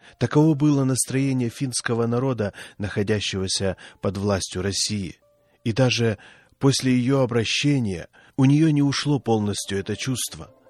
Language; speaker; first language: Russian; non-native, fluent; Swedish